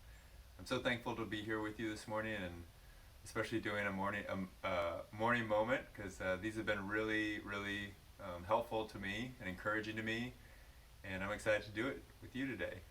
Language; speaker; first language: English; native; English